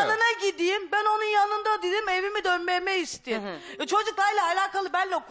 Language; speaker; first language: Turkish; native; Turkish